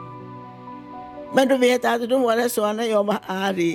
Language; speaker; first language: Swedish; non-native, fluent; Italian